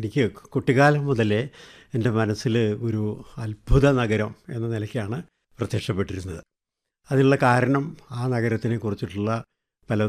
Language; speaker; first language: Malayalam; native; Malayalam